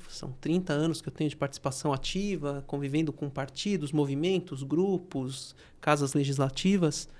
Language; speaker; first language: Portuguese; native; Portuguese